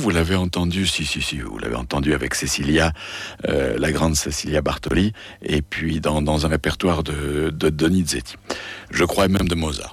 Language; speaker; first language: French; native; French